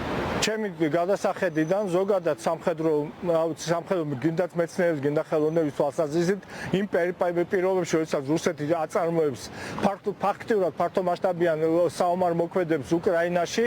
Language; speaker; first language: Georgian; native; Georgian